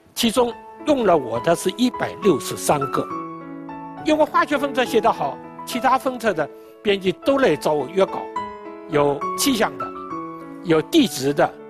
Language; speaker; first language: Chinese; native; Chinese